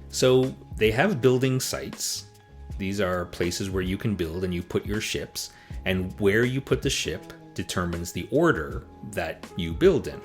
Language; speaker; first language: English; native; English